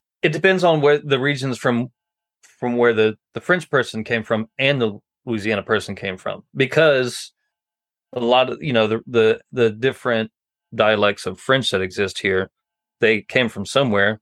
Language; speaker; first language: English; native; English